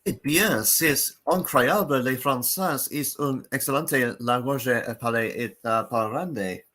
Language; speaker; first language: French; non-native, learner; English